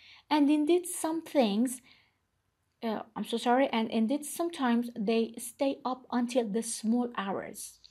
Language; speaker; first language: English; non-native, fluent; Persian